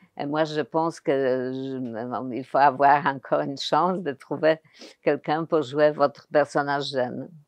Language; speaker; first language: French; non-native, fluent; Polish